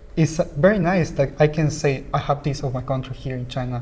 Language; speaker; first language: English; non-native, learner; Spanish